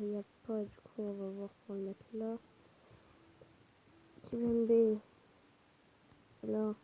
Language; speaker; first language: French; native; French